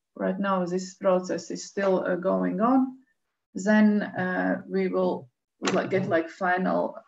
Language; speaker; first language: English; non-native, fluent; Latvian